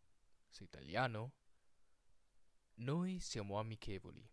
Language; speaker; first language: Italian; non-native, fluent; Filipino